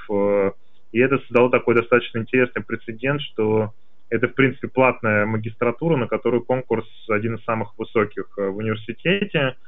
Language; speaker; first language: Russian; native; Russian